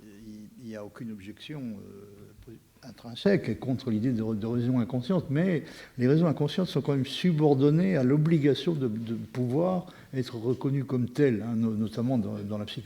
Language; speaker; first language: French; native; French